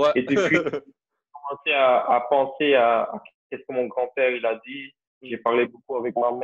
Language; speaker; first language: French; non-native, local second language; Dutch